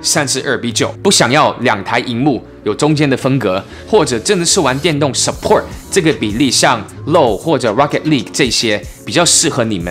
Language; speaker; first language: Chinese; early bilingual, heritage; English